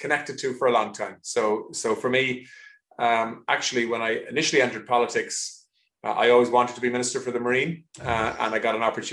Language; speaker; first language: English; native; English